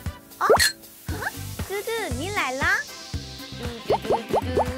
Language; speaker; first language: Chinese; non-native, fluent; Korean